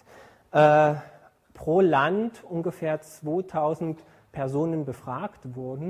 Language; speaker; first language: German; native; German